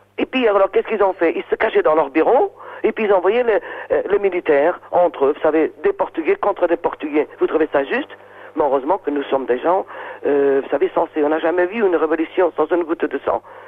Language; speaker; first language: French; non-native, fluent; Portuguese